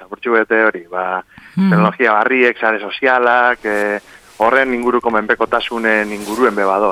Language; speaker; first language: Basque; native; Basque